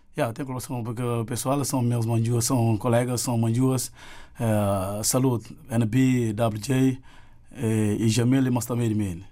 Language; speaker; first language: Portuguese; non-native, local second language; Upper Guinea Crioulo